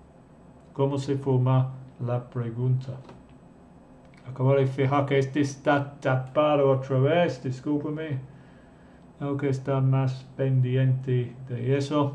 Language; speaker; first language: Spanish; non-native, fluent; English